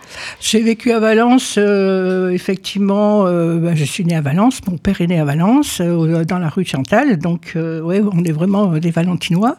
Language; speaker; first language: French; native; French